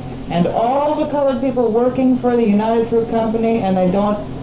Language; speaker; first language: English; native; English